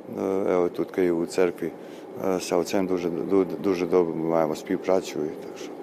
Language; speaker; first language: Ukrainian; early bilingual, heritage; Ukrainian